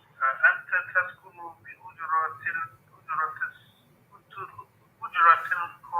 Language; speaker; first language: Arabic; non-native, learner; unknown